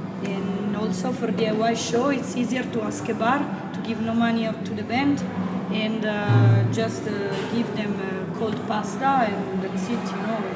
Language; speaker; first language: English; non-native, fluent; Italian